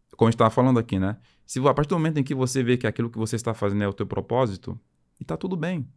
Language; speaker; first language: Portuguese; non-native, fluent; French